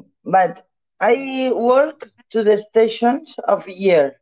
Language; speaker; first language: English; non-native, learner; Catalan